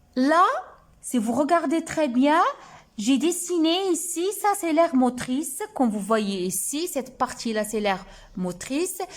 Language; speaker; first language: French; non-native, local second language; Arabic